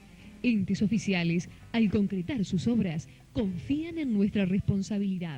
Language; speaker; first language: Spanish; native; Spanish